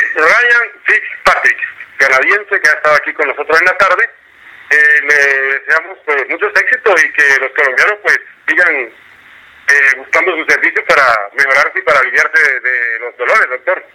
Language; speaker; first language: Spanish; native; Spanish